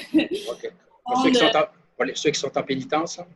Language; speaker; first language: French; native; French